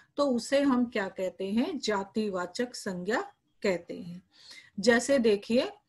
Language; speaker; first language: Hindi; native; Hindi